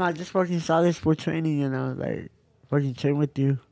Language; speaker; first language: English; early bilingual, other home language; Spanish